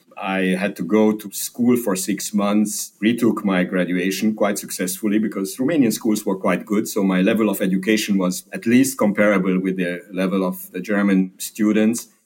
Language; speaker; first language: English; non-native, fluent; Hungarian